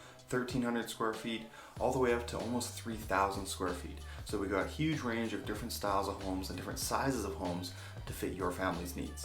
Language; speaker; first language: English; native; English